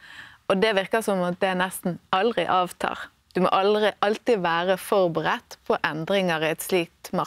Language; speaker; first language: Norwegian; native; Norwegian